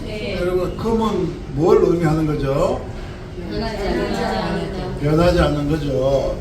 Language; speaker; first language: Korean; native; Korean